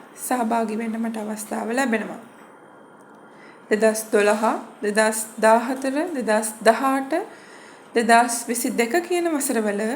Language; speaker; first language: Sinhala; native; Sinhala